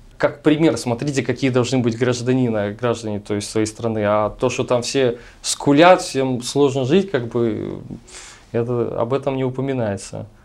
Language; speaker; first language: Russian; native; Russian